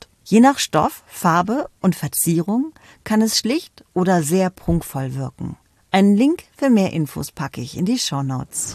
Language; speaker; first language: German; native; German